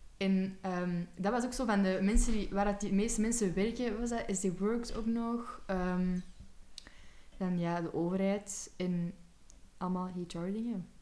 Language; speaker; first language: Dutch; native; Dutch